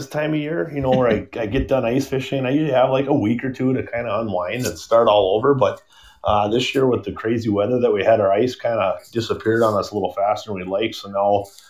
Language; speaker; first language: English; native; English